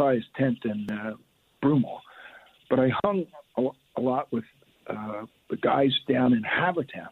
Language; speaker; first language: English; native; English